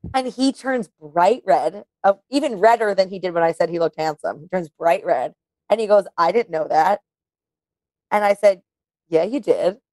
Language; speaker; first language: English; native; English